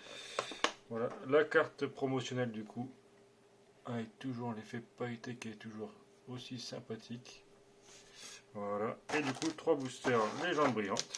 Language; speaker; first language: French; native; French